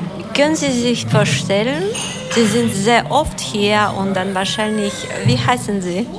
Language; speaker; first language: German; non-native, learner; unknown